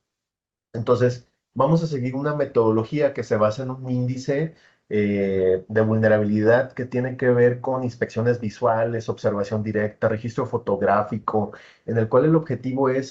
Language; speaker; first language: Spanish; native; Spanish